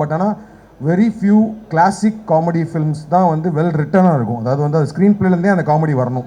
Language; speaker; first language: Tamil; native; Tamil